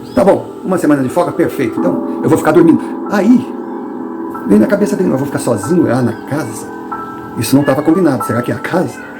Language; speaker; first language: Portuguese; non-native, fluent; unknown